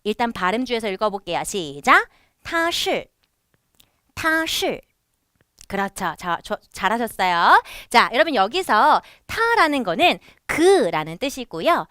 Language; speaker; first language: Korean; native; Korean